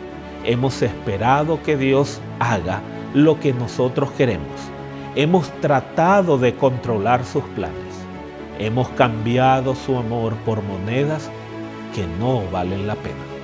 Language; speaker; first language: Spanish; native; Spanish